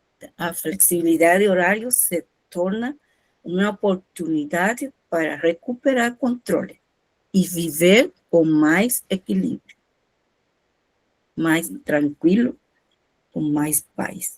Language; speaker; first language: Portuguese; non-native, fluent; Spanish